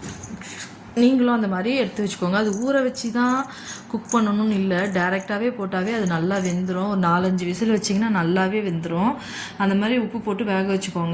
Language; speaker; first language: Tamil; native; Tamil